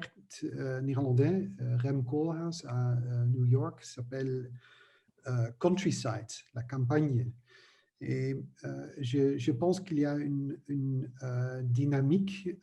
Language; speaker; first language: French; non-native, learner; Dutch